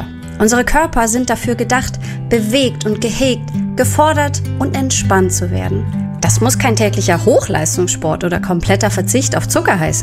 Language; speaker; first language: German; native; German